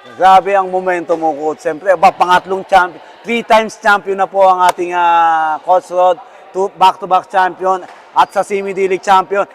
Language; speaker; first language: Filipino; non-native, local second language; Cebuano